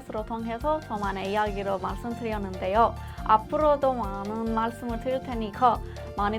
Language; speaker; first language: Korean; non-native, fluent; Persian